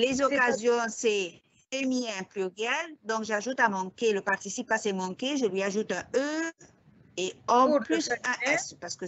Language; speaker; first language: French; non-native, fluent; Arabic